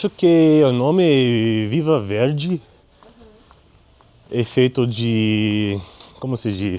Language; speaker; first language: Portuguese; non-native, learner; English